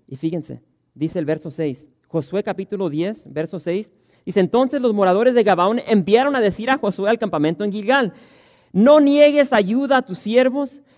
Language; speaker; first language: Spanish; early bilingual, heritage; Spanish